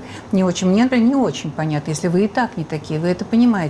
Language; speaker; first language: Russian; native; Russian